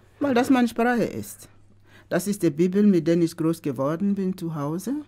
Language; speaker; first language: German; non-native, fluent; Igbo